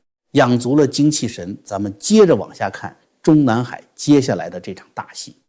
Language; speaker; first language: Chinese; native; Chinese